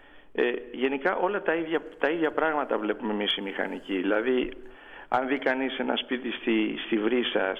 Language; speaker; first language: Greek; native; Greek